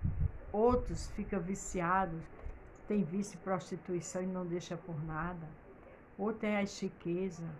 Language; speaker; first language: Portuguese; native; Portuguese